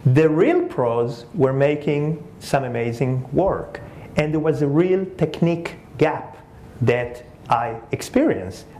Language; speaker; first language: English; early bilingual, other home language; Spanish